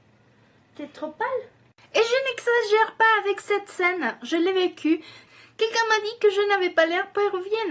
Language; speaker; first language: French; non-native, fluent; Spanish